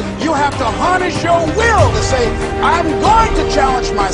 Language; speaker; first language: English; native; English